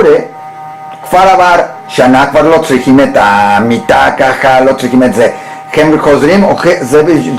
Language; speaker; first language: Hebrew; non-native, learner; Spanish